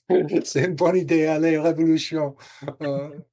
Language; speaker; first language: French; non-native, fluent; English